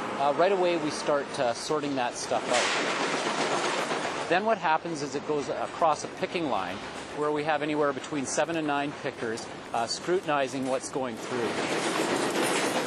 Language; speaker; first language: English; native; English